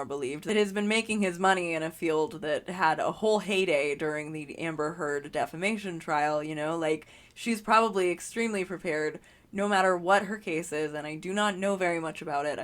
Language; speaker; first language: English; native; English